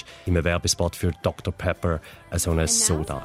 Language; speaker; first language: German; native; German